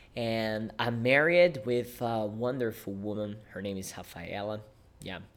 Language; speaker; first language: English; non-native, fluent; Portuguese